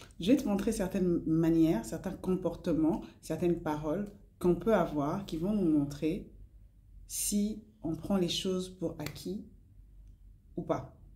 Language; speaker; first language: French; non-native, local second language; Lingala